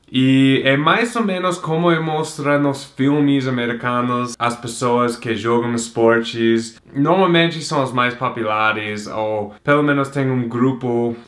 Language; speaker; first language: Portuguese; non-native, fluent; English